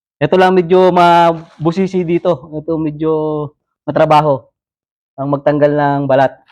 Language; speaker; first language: Filipino; native; Filipino